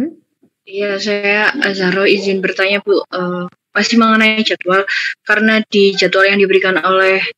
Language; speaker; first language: Indonesian; native; Indonesian